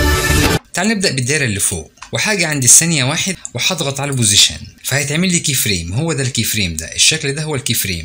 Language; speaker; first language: Arabic; native; Arabic